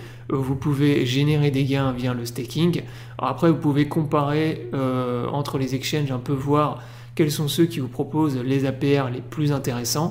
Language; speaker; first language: French; native; French